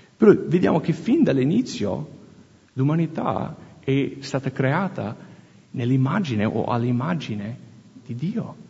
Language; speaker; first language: Italian; non-native, fluent; English